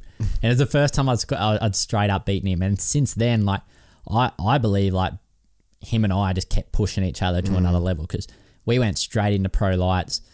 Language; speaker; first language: English; native; English